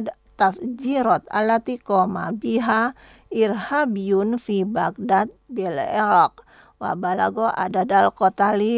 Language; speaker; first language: Arabic; non-native, fluent; Indonesian